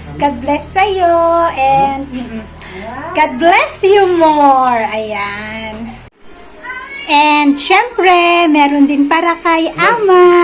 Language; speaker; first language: Filipino; non-native, local second language; Iloko